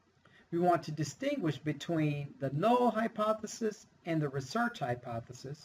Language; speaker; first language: English; native; English